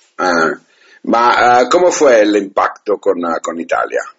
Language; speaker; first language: Italian; early bilingual, other home language; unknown